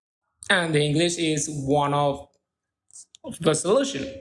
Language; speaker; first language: English; non-native, learner; Spanish